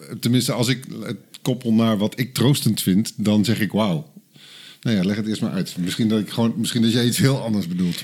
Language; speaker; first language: Dutch; native; Dutch